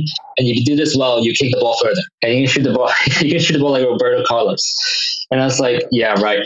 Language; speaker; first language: English; non-native, local second language; Cantonese